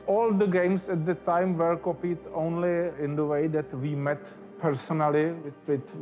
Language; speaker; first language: English; non-native, fluent; Czech